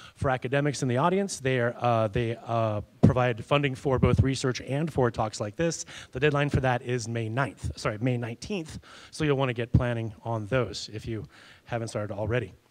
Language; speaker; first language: English; native; English